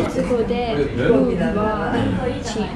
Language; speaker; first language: Japanese; non-native, learner; German